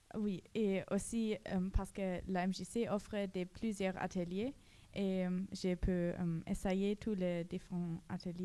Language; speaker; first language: French; non-native, learner; German